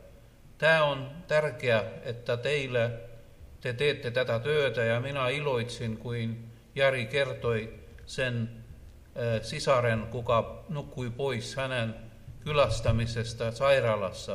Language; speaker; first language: Finnish; non-native, learner; Russian